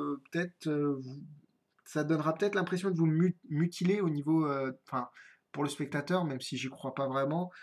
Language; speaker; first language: French; native; French